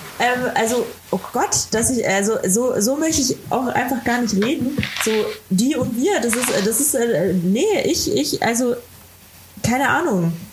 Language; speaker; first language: German; native; German